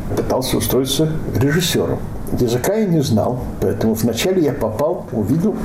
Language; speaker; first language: Russian; non-native, local second language; Yiddish